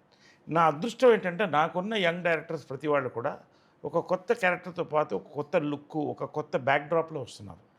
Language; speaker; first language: Telugu; native; Telugu